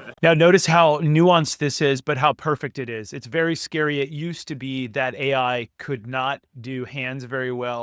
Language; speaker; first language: English; native; English